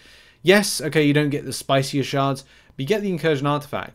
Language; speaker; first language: English; native; English